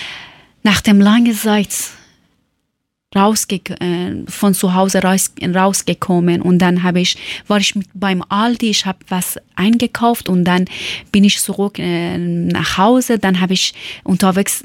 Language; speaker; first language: German; non-native, learner; Persian